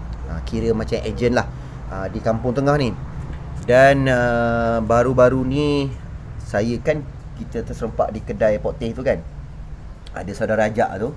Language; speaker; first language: Malay; native; Malay